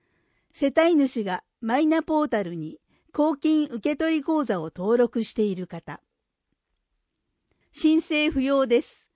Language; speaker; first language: Japanese; native; Japanese